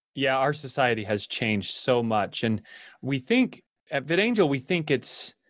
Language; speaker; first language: English; native; English